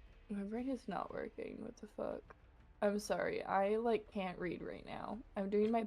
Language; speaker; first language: English; native; English